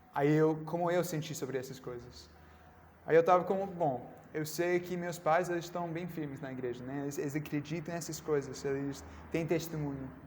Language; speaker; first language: Portuguese; non-native, learner; English